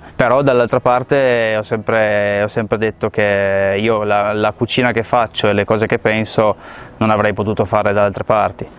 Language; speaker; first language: Italian; native; Italian